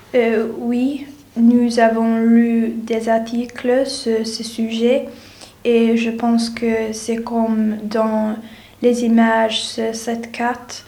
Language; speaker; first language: French; non-native, learner; English